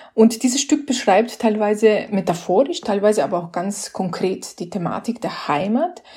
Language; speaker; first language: German; non-native, fluent; Slovenian